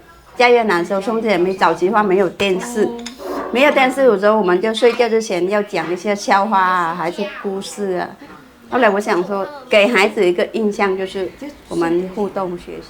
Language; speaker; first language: Chinese; non-native, fluent; Vietnamese